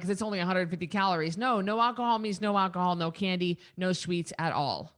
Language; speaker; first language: English; native; English